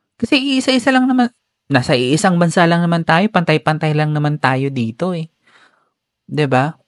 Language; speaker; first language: Filipino; non-native, local second language; Cebuano